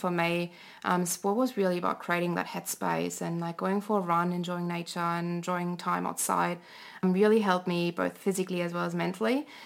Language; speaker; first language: English; non-native, fluent; German